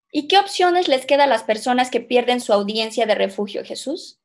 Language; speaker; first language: Spanish; native; Spanish